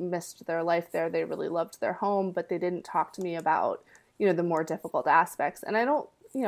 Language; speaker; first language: English; early bilingual, other home language; Spanish